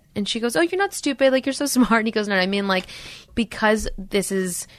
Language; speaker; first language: English; native; English